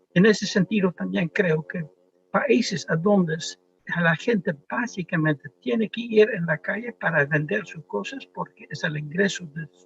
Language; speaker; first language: Spanish; non-native, fluent; Dutch